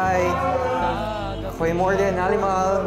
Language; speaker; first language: Dutch; non-native, learner; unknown